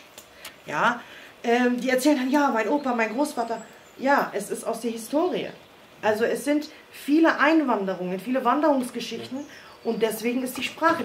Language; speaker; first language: German; early bilingual, other home language; Croatian